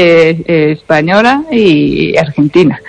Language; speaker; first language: Spanish; non-native, learner; Japanese